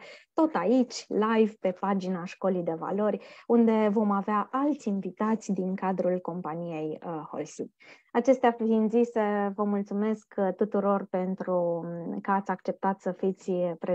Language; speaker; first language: Romanian; native; Romanian